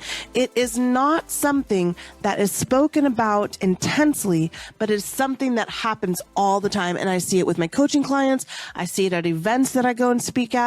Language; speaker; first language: English; native; English